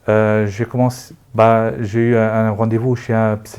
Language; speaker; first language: French; non-native, local second language; Luxembourgish